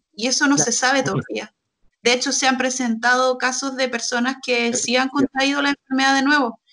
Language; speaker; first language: Spanish; native; Spanish